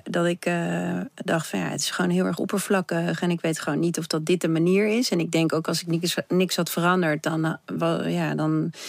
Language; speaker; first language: Dutch; early bilingual, other home language; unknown